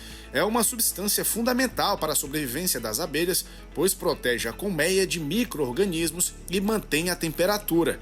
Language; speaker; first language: Portuguese; native; Portuguese